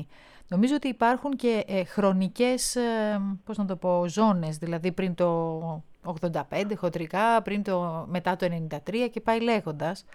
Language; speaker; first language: Greek; native; Greek